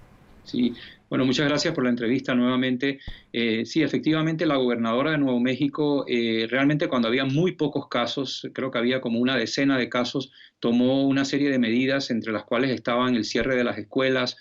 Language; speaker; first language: Spanish; native; Spanish